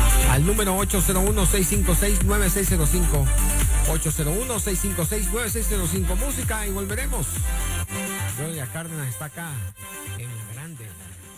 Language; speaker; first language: Spanish; native; Spanish